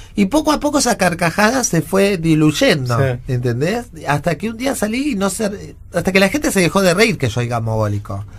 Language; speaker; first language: Spanish; native; Spanish